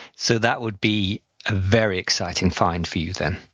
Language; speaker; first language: English; native; English